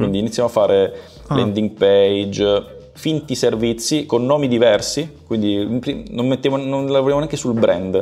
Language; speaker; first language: Italian; native; Italian